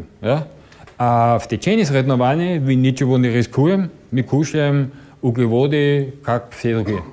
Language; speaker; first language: Russian; non-native, learner; German